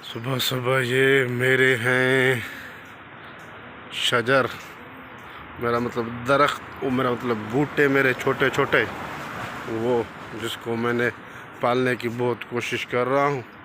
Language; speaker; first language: Hindi; non-native, local second language; Baluchi